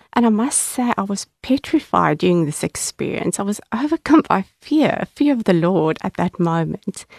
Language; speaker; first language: English; native; English